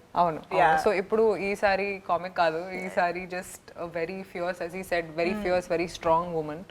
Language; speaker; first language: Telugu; non-native, fluent; Hindi